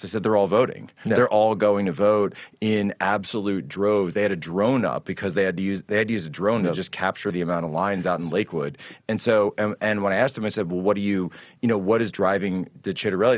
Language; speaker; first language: English; native; English